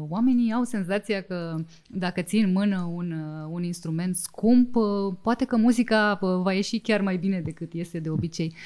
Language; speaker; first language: Romanian; native; Romanian